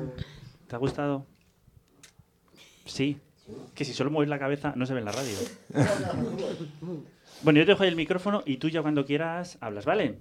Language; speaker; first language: Spanish; native; Spanish